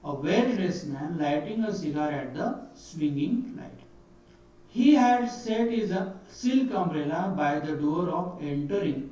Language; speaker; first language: English; non-native, local second language; Marathi